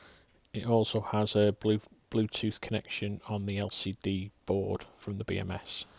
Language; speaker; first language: English; native; English